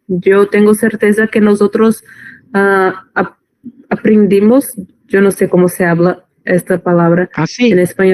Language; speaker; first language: Spanish; non-native, learner; Portuguese